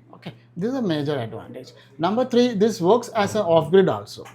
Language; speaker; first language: English; non-native, local second language; Malayalam